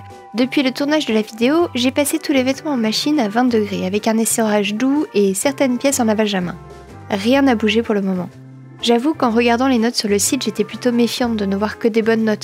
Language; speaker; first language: French; native; French